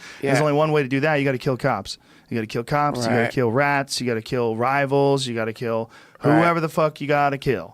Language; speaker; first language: English; native; English